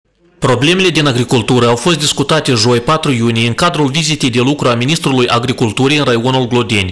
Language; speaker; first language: Romanian; native; Romanian